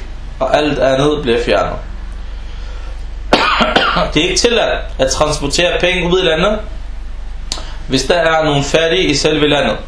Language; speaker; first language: Danish; early bilingual, other home language; Arabic